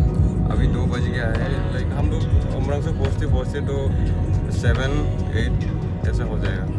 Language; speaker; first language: Hindi; non-native, local second language; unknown